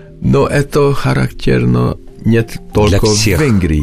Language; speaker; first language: Russian; non-native, learner; Hungarian